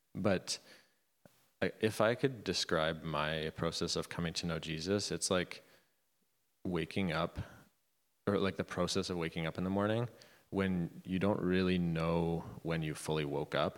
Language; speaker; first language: English; native; English